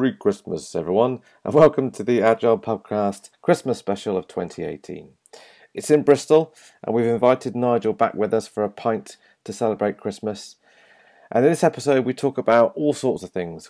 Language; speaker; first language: English; native; English